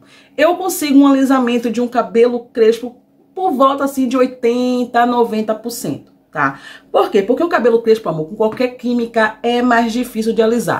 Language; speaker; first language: Portuguese; native; Portuguese